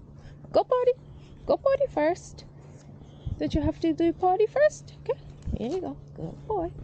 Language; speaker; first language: English; non-native, fluent; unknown